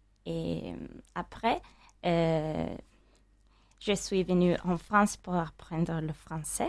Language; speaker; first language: French; non-native, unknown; Italian